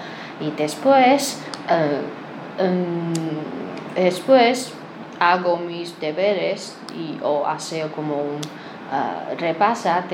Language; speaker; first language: Spanish; non-native, learner; Chinese